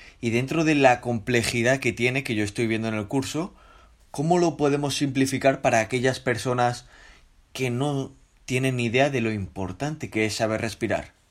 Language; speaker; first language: Spanish; native; Spanish